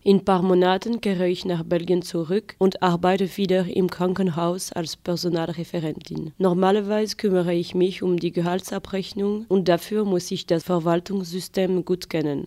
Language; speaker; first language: German; non-native, fluent; French